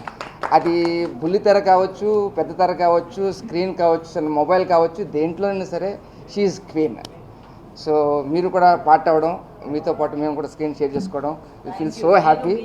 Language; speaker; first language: Telugu; native; Telugu